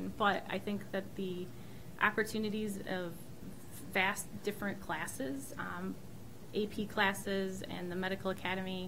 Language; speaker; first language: English; native; English